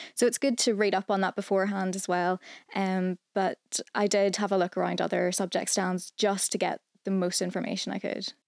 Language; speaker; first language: English; native; English